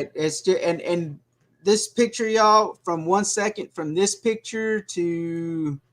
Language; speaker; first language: English; native; English